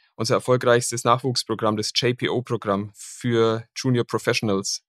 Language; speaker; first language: German; native; German